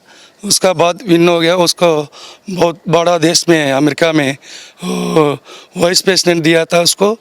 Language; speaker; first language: Hindi; non-native, local second language; Telugu